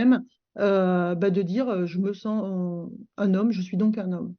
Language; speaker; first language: French; native; French